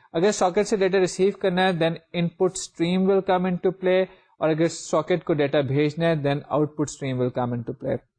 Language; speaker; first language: English; non-native, local second language; Urdu